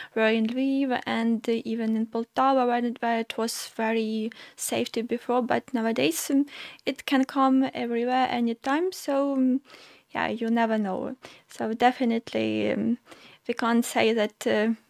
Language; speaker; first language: English; non-native, fluent; Ukrainian